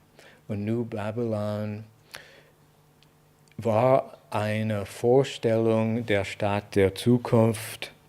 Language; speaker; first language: German; non-native, fluent; English